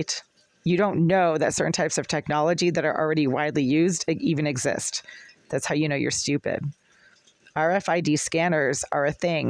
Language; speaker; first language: English; native; English